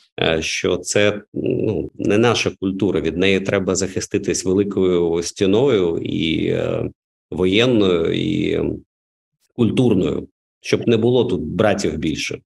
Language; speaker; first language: Ukrainian; non-native, local second language; Russian